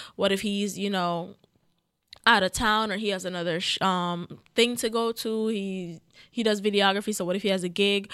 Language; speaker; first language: English; native; English